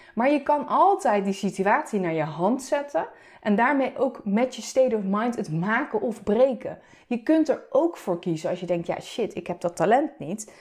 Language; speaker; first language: Dutch; early bilingual, other home language; Turkish